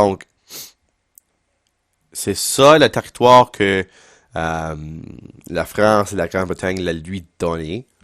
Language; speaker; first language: French; non-native, local second language; English